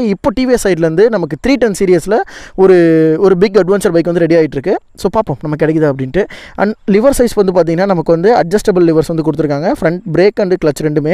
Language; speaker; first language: Tamil; native; Tamil